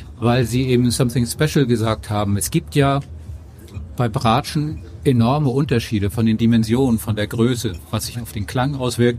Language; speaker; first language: German; native; German